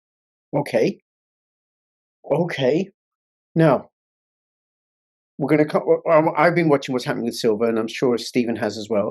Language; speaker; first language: English; native; English